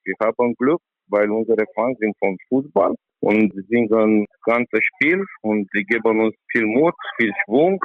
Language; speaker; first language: German; non-native, learner; Romanian